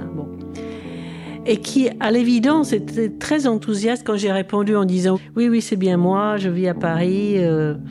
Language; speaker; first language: French; early bilingual, other home language; Czech